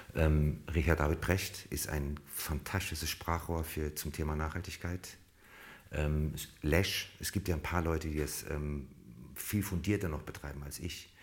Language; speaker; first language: German; native; German